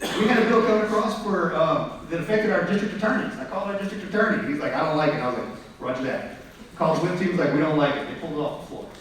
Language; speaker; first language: English; native; English